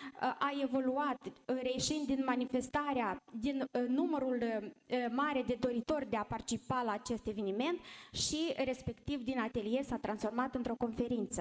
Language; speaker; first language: Romanian; native; Romanian